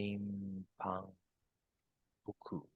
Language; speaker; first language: Indonesian; non-native, fluent; Japanese